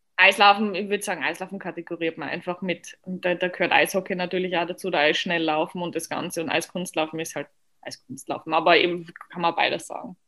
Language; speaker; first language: German; native; German